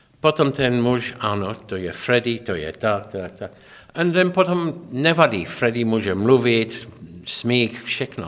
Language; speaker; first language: Czech; non-native, learner; English